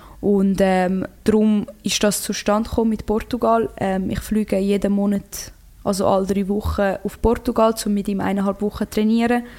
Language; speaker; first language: German; early bilingual, other home language; Croatian